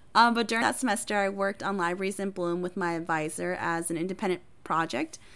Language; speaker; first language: English; early bilingual, other home language; Hmong